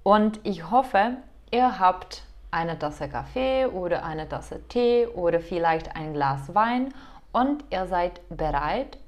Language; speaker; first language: German; non-native, fluent; Czech